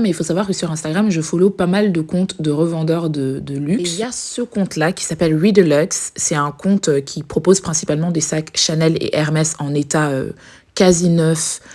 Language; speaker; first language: French; native; French